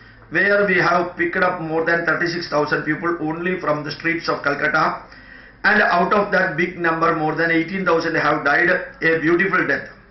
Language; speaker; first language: English; non-native, local second language; Malayalam